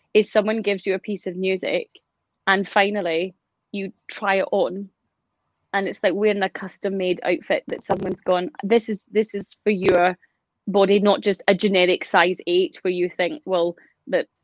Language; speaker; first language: English; native; English